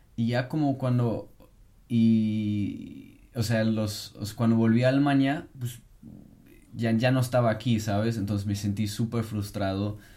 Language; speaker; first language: Spanish; non-native, fluent; German